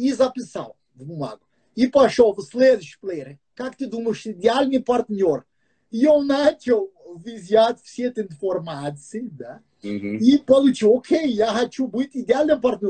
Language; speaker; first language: Russian; non-native, fluent; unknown